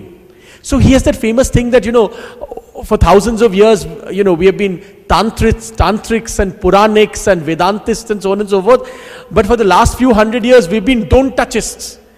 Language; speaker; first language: English; non-native, local second language; Bangla